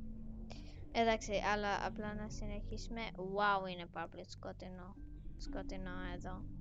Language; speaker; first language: Greek; early bilingual, heritage; Greek